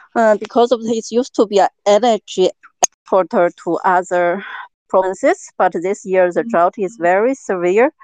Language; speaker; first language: English; non-native, fluent; Chinese